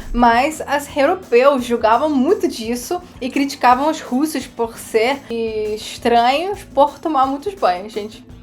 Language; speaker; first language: Portuguese; non-native, fluent; Russian